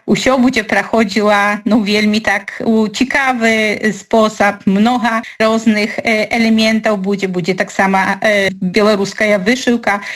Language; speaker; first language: Belarusian; native; Belarusian